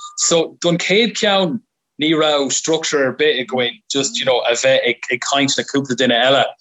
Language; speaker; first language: Irish; non-native, local second language; English